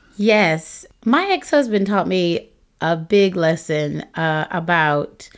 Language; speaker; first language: English; native; English